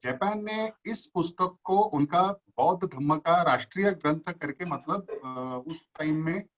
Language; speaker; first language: Hindi; non-native, local second language; Marathi